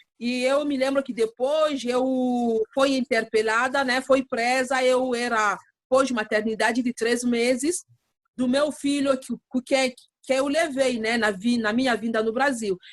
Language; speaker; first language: Portuguese; non-native, learner; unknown